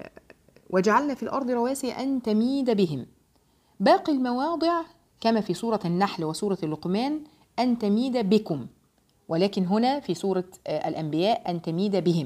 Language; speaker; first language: Arabic; native; Arabic